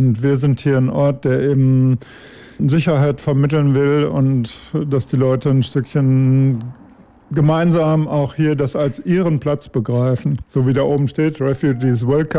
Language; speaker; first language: German; native; German